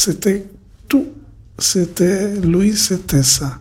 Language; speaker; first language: French; non-native, learner; Hebrew